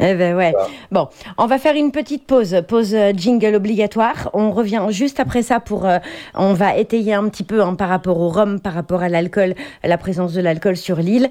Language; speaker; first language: French; native; French